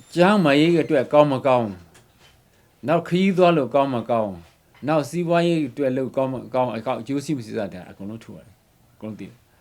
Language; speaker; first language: Burmese; non-native, local second language; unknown